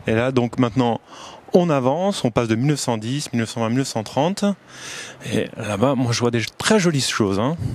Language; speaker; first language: French; native; French